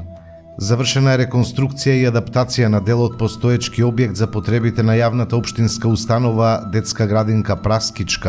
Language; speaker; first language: Macedonian; native; Macedonian